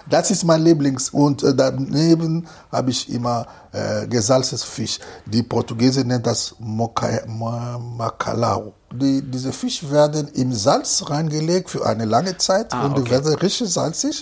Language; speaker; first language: German; non-native, fluent; Lingala